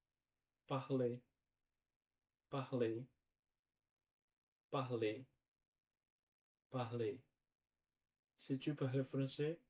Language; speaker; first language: French; non-native, learner; Portuguese